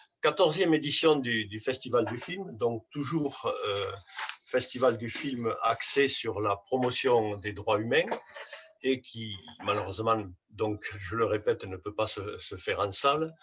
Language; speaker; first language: French; native; French